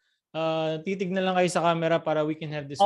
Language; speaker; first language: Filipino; native; Filipino